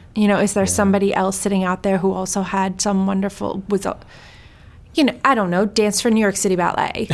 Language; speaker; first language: English; early bilingual, heritage; Swedish